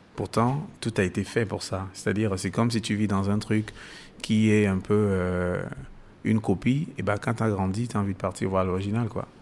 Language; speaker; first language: French; non-native, local second language; Basaa